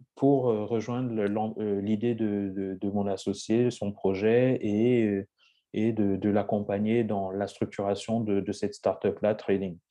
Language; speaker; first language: French; native; French